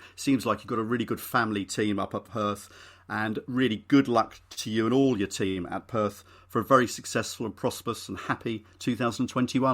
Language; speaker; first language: English; native; English